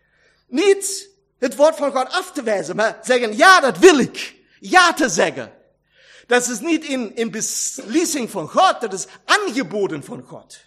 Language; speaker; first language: Dutch; non-native, learner; German